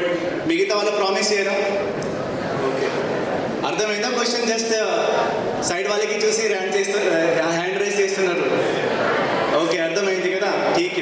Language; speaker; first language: Telugu; non-native, fluent; Hindi